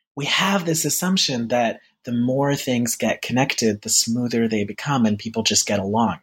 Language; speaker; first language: English; early bilingual, heritage; French